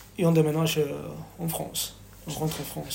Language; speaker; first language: French; non-native, fluent; Spanish